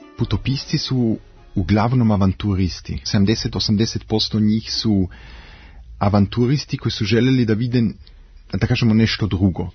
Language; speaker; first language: Serbian; early bilingual, heritage; Serbian